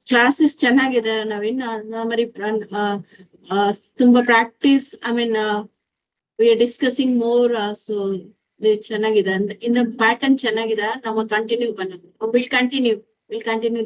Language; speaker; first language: Kannada; non-native, learner; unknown